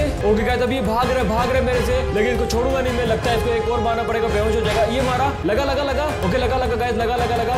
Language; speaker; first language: Hindi; native; Hindi